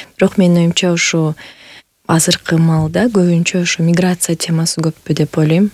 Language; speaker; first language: Kyrgyz; native; Kyrgyz